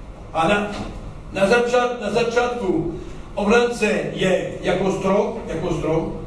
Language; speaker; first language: Czech; non-native, learner; French